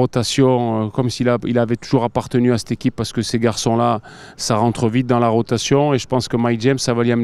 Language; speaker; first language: French; native; French